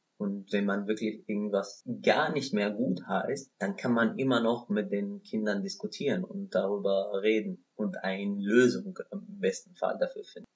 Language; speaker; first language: German; non-native, fluent; Arabic